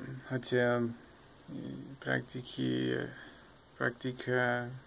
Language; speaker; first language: Russian; non-native, learner; English